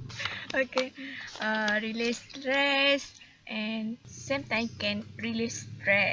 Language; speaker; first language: English; non-native, learner; Malay